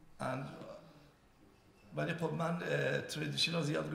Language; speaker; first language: English; non-native, learner; Persian